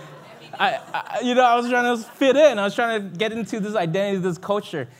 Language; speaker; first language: English; early bilingual, other home language; Vietnamese